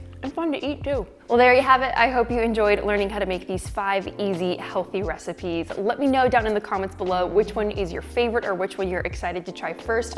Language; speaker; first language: English; native; English